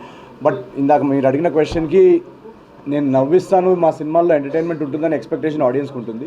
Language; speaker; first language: Telugu; native; Telugu